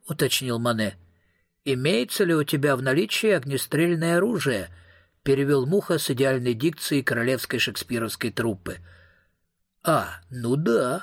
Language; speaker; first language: Russian; native; Russian